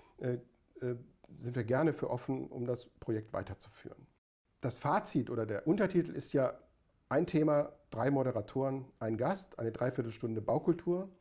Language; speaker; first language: German; native; German